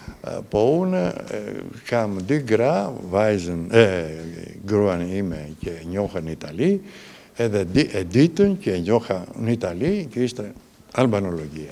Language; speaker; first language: Albanian; non-native, fluent; Greek